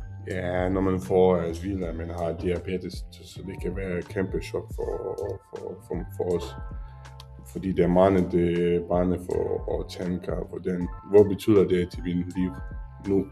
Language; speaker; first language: Danish; non-native, learner; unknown